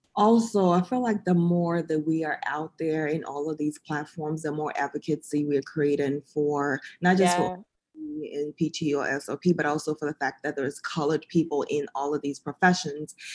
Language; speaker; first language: English; early bilingual, other home language; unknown